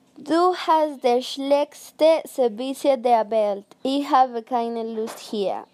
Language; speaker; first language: German; non-native, learner; Spanish